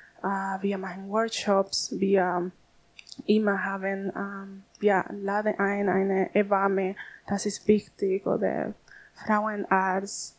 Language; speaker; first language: German; non-native, learner; Spanish